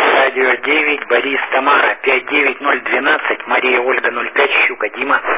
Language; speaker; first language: Russian; native; Russian